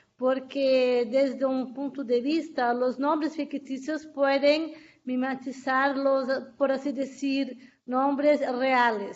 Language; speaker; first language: Spanish; non-native, fluent; Portuguese